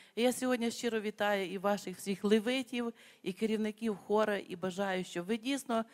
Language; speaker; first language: Ukrainian; native; Ukrainian